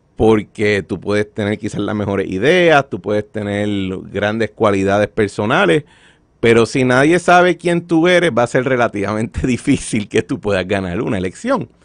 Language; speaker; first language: Spanish; native; Spanish